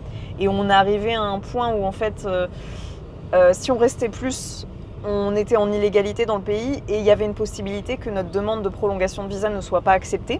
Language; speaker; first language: French; native; French